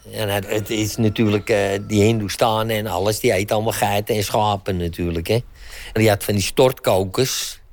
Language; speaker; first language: Dutch; native; Dutch